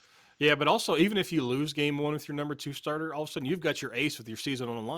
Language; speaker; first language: English; native; English